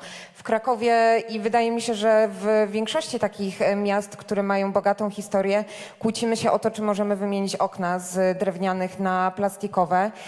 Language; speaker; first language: Polish; native; Polish